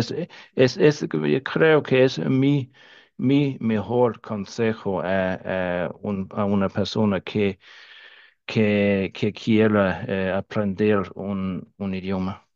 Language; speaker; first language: Spanish; non-native, fluent; Danish